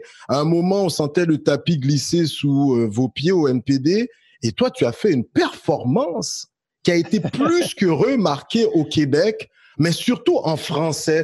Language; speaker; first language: French; native; French